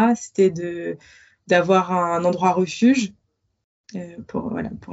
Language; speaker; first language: French; native; French